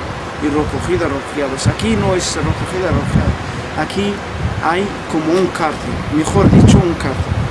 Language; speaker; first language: Spanish; non-native, learner; Arabic